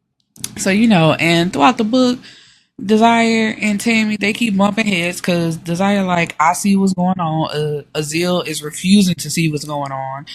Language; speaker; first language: English; native; English